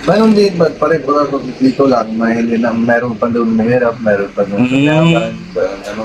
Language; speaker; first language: Filipino; non-native, learner; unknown